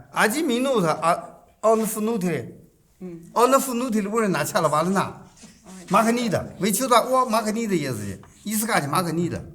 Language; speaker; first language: Russian; non-native, learner; Chinese